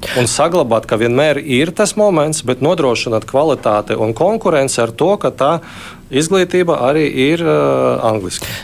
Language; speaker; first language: Latvian; non-native, local second language; Russian